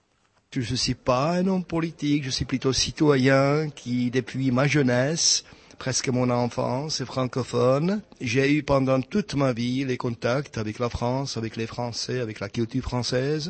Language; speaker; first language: French; non-native, fluent; Czech